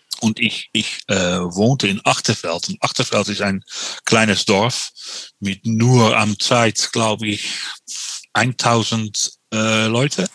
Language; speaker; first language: German; non-native, learner; Dutch